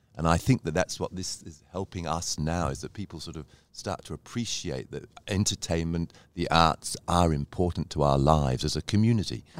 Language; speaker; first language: English; native; English